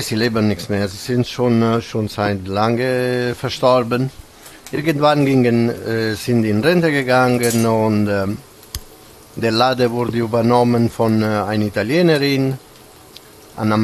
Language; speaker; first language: German; non-native, fluent; Italian